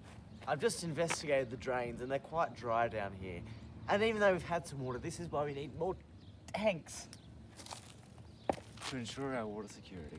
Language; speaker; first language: English; native; English